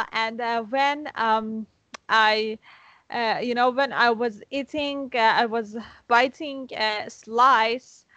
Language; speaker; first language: English; non-native, fluent; Persian